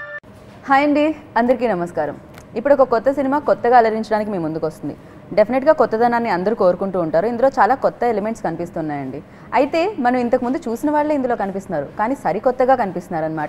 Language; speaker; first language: Telugu; native; Telugu